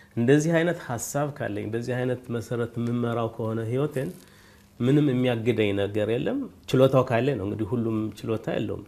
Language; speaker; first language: Amharic; native; Amharic